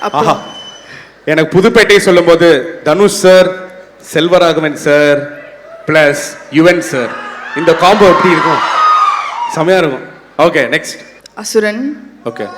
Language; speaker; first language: Tamil; native; Tamil